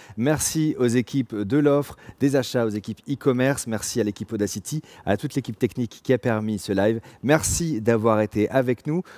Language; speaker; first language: French; native; French